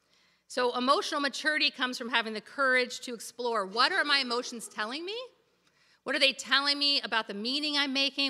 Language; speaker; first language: English; native; English